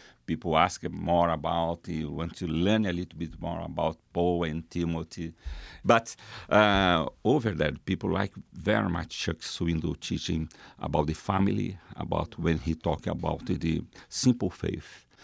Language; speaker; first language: English; non-native, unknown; Portuguese